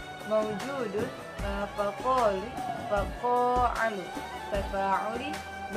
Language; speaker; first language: Arabic; non-native, learner; Indonesian